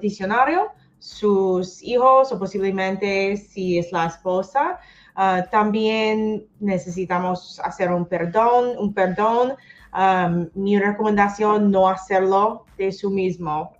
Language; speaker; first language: Spanish; non-native, learner; English